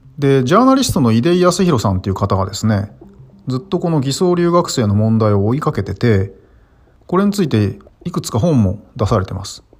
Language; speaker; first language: Japanese; native; Japanese